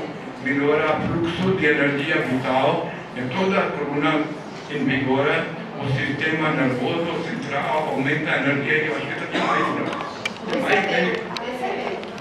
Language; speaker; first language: Portuguese; non-native, fluent; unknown